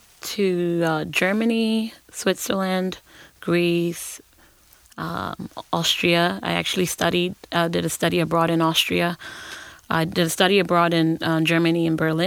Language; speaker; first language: English; non-native, local second language; Akan